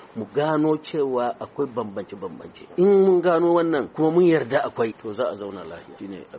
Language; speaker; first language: Hausa; non-native, local second language; Fula